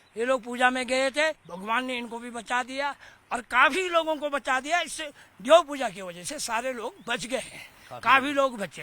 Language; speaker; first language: Hindi; native; Hindi